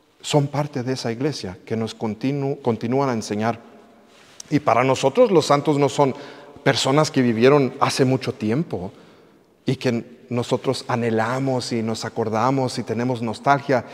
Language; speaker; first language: Spanish; early bilingual, heritage; English